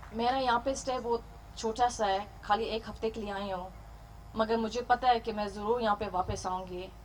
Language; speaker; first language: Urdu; early bilingual, heritage; Urdu